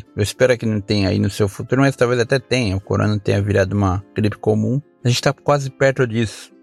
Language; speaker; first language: Portuguese; native; Portuguese